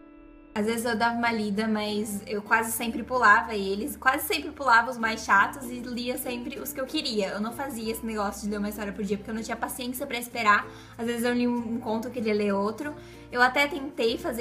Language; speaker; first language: Portuguese; native; Portuguese